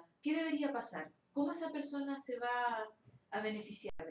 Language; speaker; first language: Spanish; native; Spanish